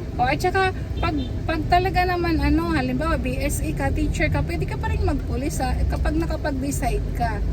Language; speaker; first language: Filipino; native; Filipino